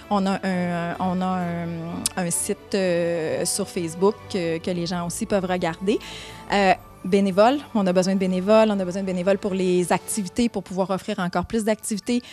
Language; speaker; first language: French; native; French